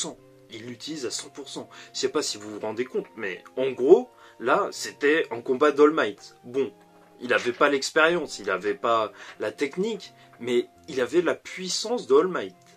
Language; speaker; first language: French; native; French